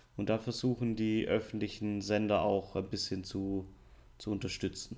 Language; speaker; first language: German; native; German